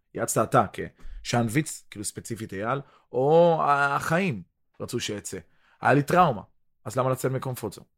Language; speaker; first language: Hebrew; early bilingual, other home language; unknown